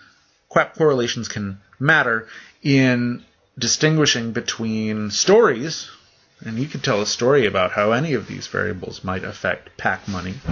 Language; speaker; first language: English; native; English